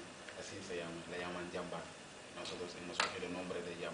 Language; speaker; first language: Spanish; non-native, learner; Wolof